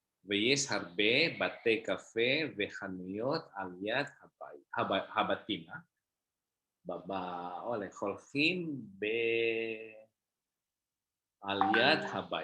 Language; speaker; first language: Hebrew; non-native, fluent; Indonesian